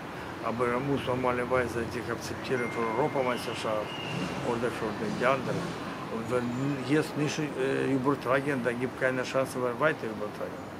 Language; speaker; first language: German; non-native, learner; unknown